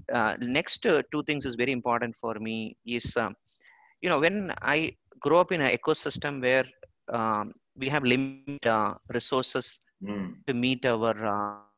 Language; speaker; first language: English; non-native, local second language; Malayalam